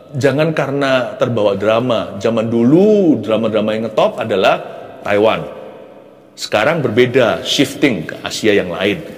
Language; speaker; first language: Indonesian; native; Indonesian